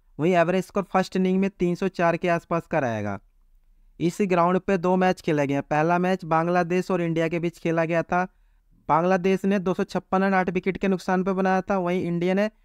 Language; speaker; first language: Hindi; native; Hindi